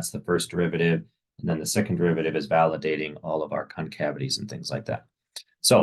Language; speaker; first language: English; native; English